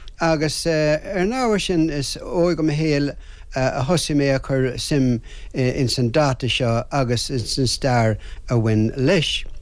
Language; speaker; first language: Irish; non-native, local second language; English